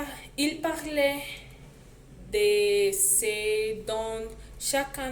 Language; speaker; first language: French; non-native, learner; Spanish